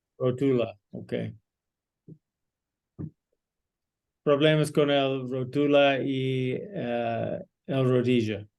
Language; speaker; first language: Spanish; non-native, learner; English